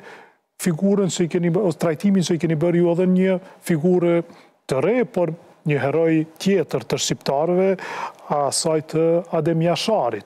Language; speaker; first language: Albanian; native; Albanian